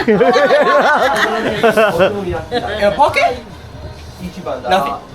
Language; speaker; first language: English; non-native, learner; Japanese